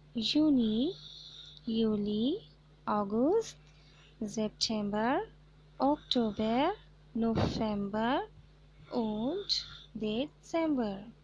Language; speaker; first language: German; non-native, fluent; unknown